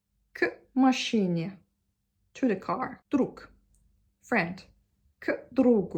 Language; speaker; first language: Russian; non-native, fluent; Turkish